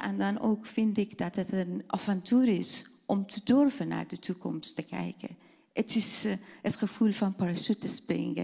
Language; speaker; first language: Dutch; non-native, fluent; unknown